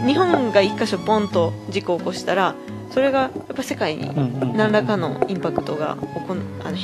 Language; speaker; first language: Japanese; native; Japanese